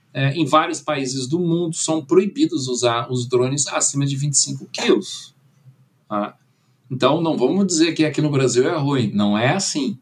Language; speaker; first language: Portuguese; early bilingual, other home language; German